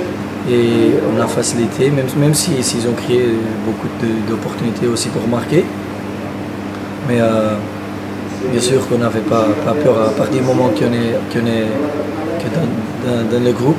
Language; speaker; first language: French; non-native, fluent; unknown